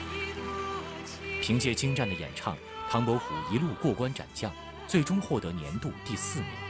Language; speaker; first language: Chinese; native; Chinese